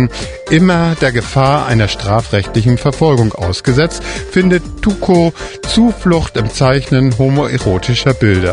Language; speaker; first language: German; native; German